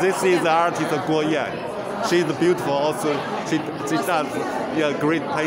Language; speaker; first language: English; non-native, learner; Chinese